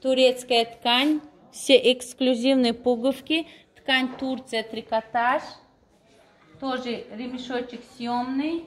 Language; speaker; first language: Russian; non-native, local second language; Tajik